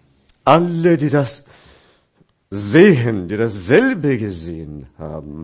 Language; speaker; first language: German; non-native, fluent; Chinese